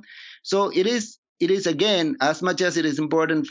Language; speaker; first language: English; non-native, local second language; Malayalam